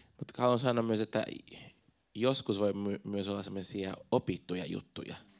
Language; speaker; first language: Finnish; non-native, fluent; Portuguese